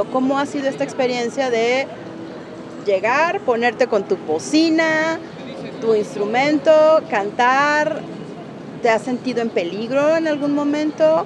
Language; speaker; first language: Spanish; native; Spanish